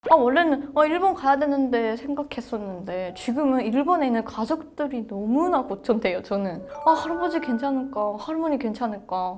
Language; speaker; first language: Korean; non-native, fluent; Japanese